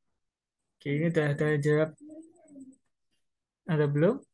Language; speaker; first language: Indonesian; native; Indonesian